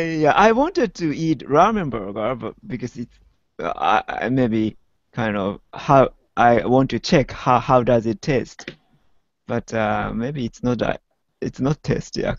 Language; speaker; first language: English; non-native, learner; Japanese